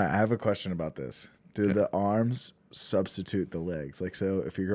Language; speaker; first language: English; native; English